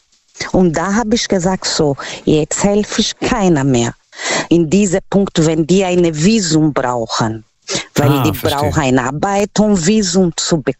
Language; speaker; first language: German; non-native, learner; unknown